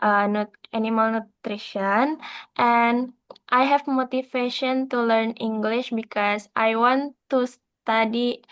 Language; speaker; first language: English; non-native, learner; Indonesian